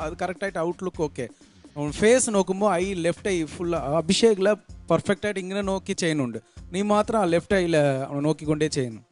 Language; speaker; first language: Malayalam; non-native, local second language; Tamil